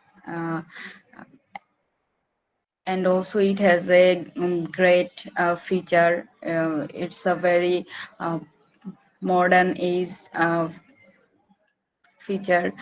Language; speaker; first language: English; non-native, learner; Bangla